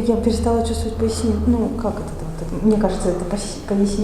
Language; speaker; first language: Russian; native; Russian